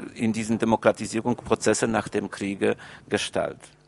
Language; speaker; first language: German; non-native, fluent; Polish